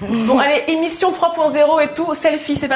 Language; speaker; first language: French; native; French